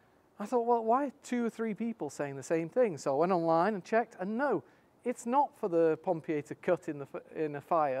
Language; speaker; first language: English; native; English